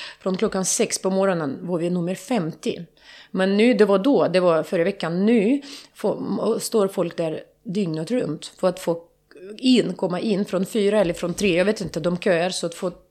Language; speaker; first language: Swedish; non-native, fluent; Ukrainian